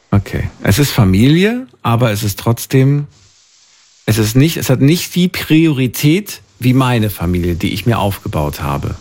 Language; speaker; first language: German; native; German